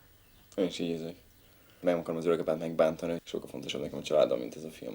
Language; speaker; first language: Hungarian; native; Hungarian